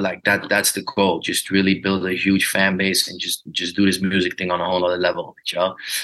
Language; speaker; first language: English; early bilingual, other home language; Dutch